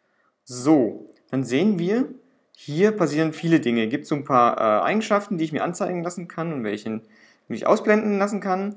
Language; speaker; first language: German; native; German